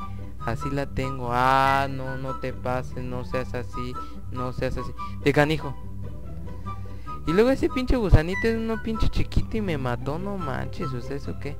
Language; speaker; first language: Spanish; native; Spanish